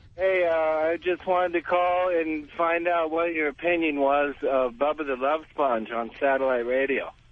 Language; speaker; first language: English; native; English